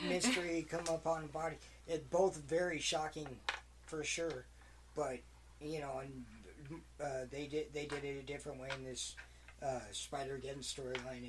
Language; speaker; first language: English; native; English